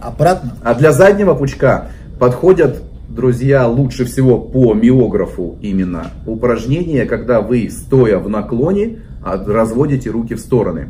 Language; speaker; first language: Russian; native; Russian